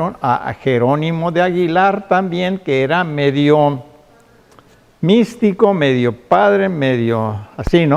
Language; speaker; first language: Spanish; native; Spanish